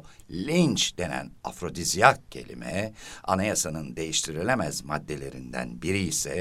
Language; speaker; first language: Turkish; native; Turkish